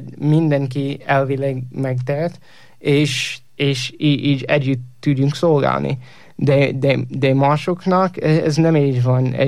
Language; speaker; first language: Hungarian; non-native, learner; English